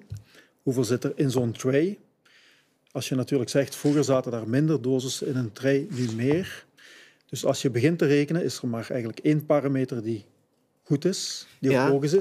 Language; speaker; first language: Dutch; native; Dutch